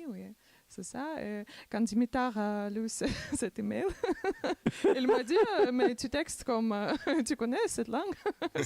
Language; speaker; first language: French; non-native, learner; Macedonian